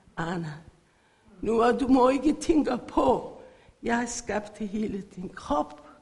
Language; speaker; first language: Danish; non-native, learner; Persian